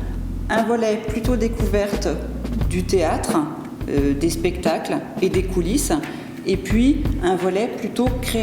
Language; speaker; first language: French; native; French